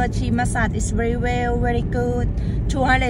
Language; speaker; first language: English; non-native, learner; Thai